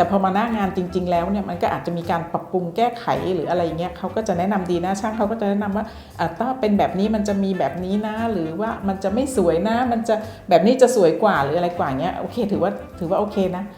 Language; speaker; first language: Thai; native; Thai